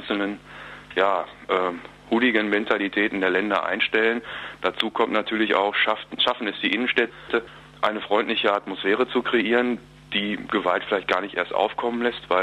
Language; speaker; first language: German; native; German